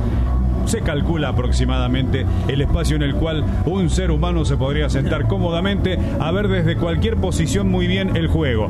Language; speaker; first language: Spanish; native; Spanish